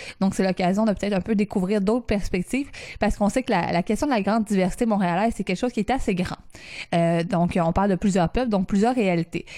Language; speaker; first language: French; native; French